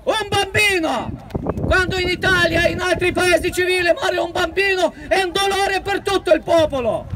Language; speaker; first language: Italian; non-native, fluent; Ukrainian